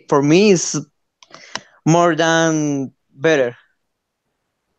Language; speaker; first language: English; non-native, learner; Spanish